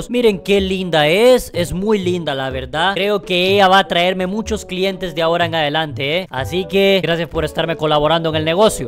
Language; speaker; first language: Spanish; native; Spanish